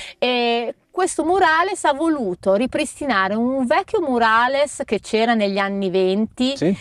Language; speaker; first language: Italian; native; Italian